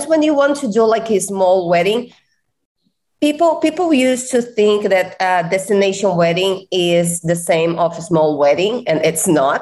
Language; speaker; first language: English; non-native, fluent; Portuguese